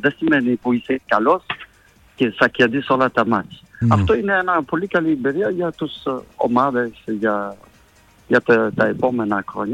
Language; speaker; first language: Greek; non-native, fluent; French